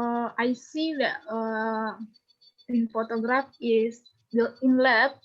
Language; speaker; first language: English; non-native, learner; Indonesian